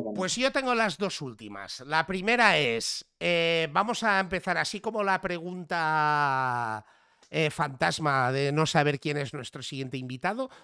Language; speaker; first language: Spanish; native; Spanish